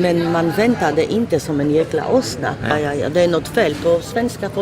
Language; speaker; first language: Swedish; non-native, fluent; Polish